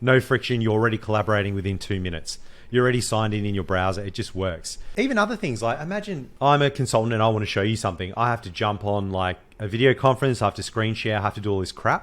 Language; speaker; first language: English; native; English